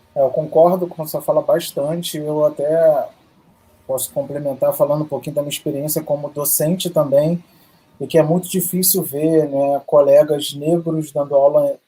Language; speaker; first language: Portuguese; native; Portuguese